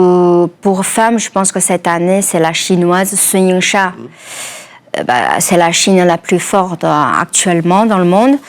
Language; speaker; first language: French; non-native, fluent; Chinese